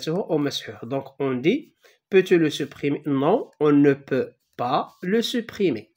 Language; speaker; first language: French; non-native, local second language; Arabic